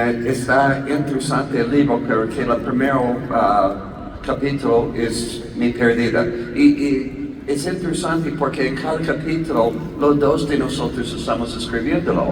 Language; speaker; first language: Spanish; non-native, learner; English